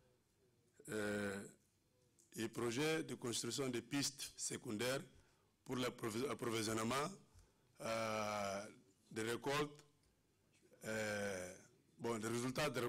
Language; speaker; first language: French; non-native, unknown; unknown